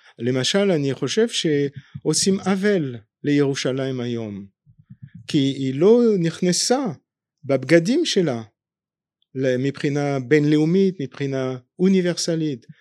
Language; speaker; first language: Hebrew; non-native, fluent; French